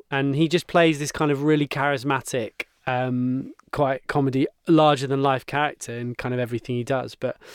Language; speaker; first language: English; native; English